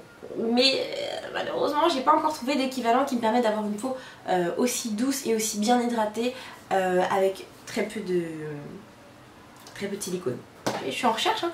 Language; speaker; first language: French; native; French